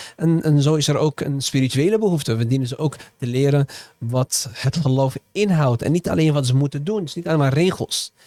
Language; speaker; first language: Dutch; early bilingual, other home language; Arabic